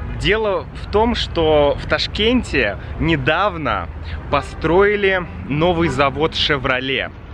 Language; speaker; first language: Russian; native; Russian